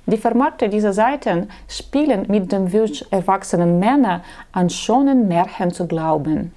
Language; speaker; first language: German; non-native, learner; Russian